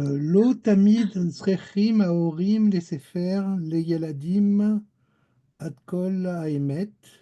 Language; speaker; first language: Hebrew; non-native, learner; French